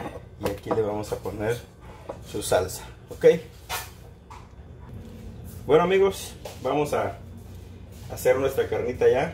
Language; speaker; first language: Spanish; native; Spanish